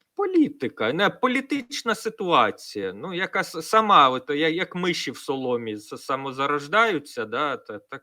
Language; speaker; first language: Ukrainian; non-native, local second language; Russian